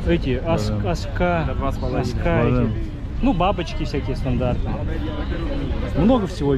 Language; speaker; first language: Russian; native; Russian